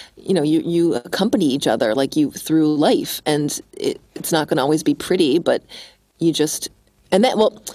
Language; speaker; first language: English; native; English